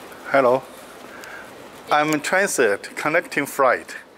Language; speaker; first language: English; non-native, fluent; Chinese